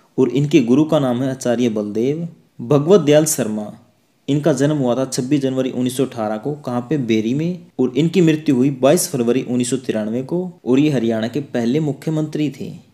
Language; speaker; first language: Hindi; native; Hindi